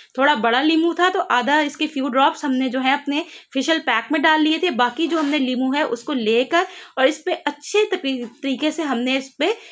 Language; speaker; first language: Urdu; native; Urdu